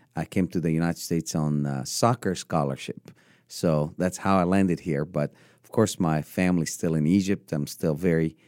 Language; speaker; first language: English; non-native, fluent; Arabic